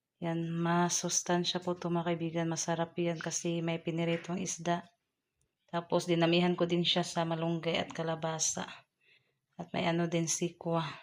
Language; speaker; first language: Filipino; non-native, local second language; Cebuano